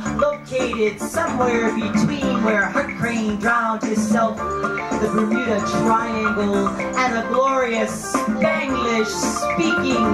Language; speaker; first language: English; early bilingual, other home language; Spanish